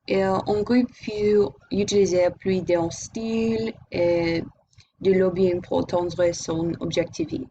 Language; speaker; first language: French; non-native, learner; English